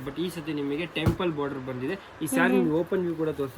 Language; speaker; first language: Kannada; native; Kannada